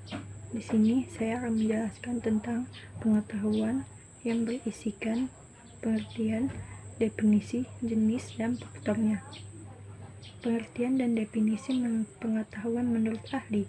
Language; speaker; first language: Indonesian; native; Indonesian